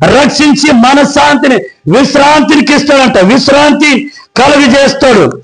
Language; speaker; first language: Telugu; non-native, local second language; Koya